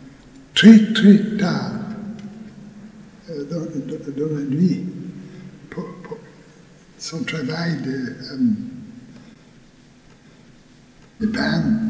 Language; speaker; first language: French; non-native, learner; English